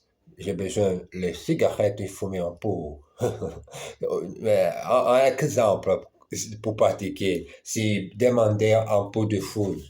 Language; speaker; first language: French; non-native, learner; Portuguese